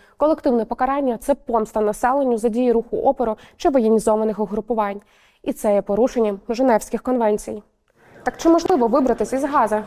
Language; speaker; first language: Ukrainian; native; Ukrainian